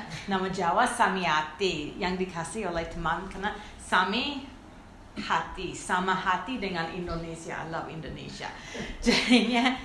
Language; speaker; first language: Indonesian; non-native, fluent; English